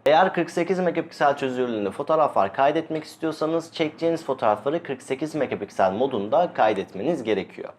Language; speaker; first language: Turkish; native; Turkish